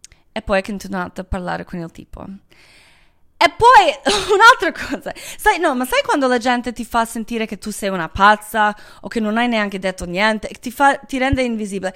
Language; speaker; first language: Italian; native; Italian